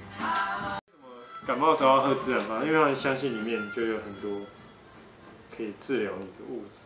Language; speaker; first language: Chinese; native; Chinese